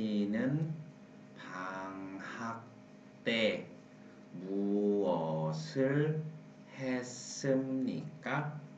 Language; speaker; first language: Korean; non-native, fluent; Vietnamese